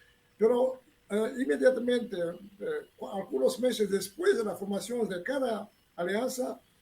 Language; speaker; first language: Spanish; non-native, fluent; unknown